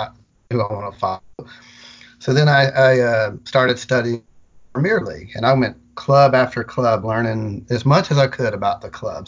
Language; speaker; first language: English; native; English